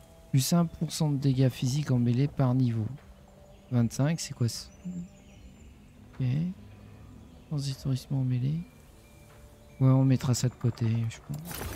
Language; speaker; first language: French; native; French